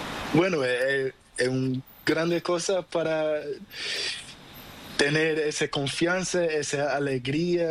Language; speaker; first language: Spanish; non-native, learner; Portuguese